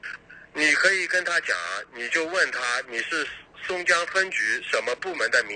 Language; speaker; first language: Chinese; native; Chinese